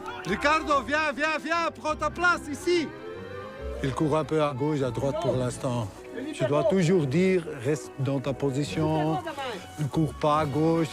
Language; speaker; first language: French; non-native, local second language; Dutch